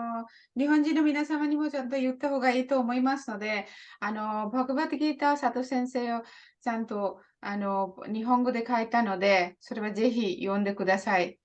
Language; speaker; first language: Japanese; non-native, fluent; Hindi